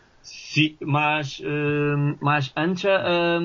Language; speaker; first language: Spanish; non-native, fluent; Portuguese